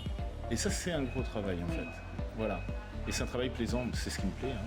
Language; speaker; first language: French; native; French